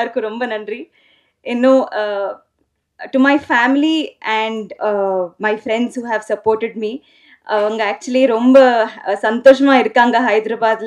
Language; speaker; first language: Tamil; non-native, learner; Telugu